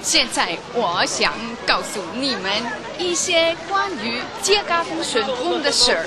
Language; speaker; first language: Chinese; non-native, learner; German